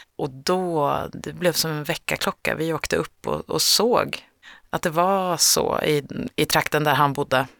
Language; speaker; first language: Swedish; native; Swedish